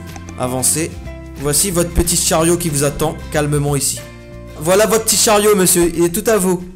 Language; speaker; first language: French; native; French